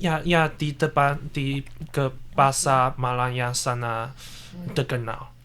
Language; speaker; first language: Indonesian; non-native, learner; Chinese